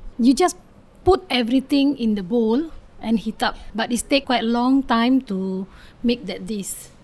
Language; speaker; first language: English; non-native, learner; Indonesian